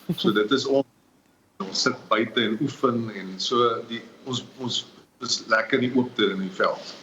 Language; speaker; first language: Afrikaans; native; Afrikaans